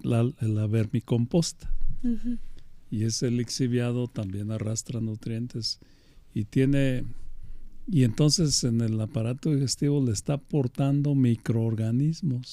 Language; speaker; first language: Spanish; native; Spanish